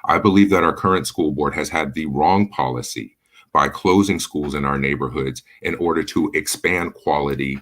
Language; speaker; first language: English; native; English